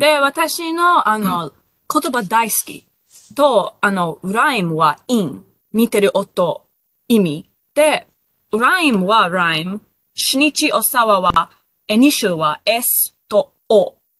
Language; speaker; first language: Japanese; non-native, learner; English